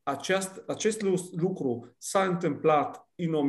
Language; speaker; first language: Romanian; non-native, fluent; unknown